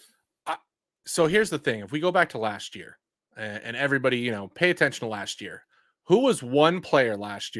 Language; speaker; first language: English; native; English